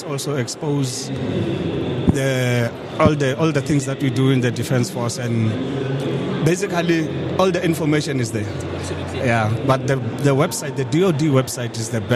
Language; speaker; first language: English; non-native, local second language; Northern Sotho